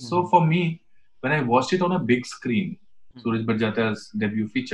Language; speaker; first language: English; non-native, local second language; Hindi